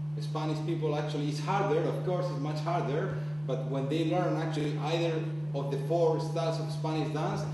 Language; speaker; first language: English; non-native, fluent; Spanish